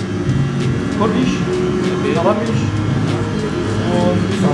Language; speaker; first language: German; non-native, learner; Kurdish